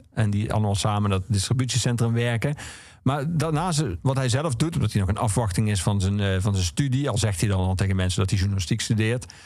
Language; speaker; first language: Dutch; native; Dutch